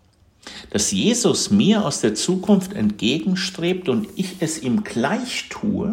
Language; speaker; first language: German; native; German